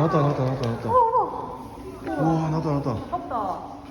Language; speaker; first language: Korean; native; Korean